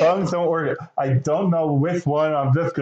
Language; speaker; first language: English; native; English